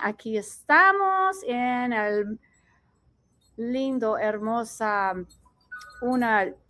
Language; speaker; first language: Spanish; non-native, learner; English